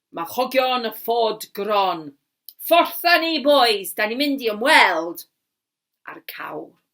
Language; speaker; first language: Welsh; non-native, local second language; English